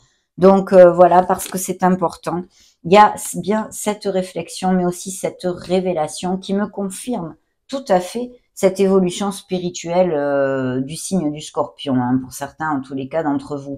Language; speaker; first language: French; native; French